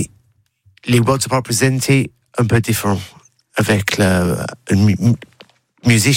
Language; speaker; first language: French; non-native, learner; English